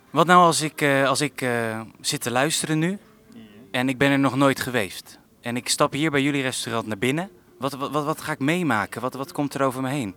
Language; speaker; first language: Dutch; native; Dutch